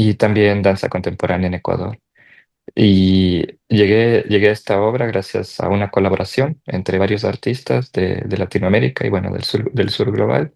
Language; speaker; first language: Spanish; native; Spanish